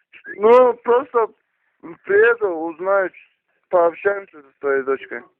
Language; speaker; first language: Russian; non-native, local second language; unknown